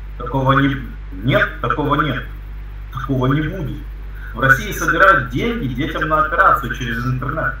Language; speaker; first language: Russian; native; Russian